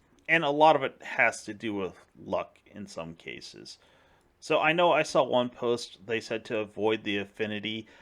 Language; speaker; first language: English; native; English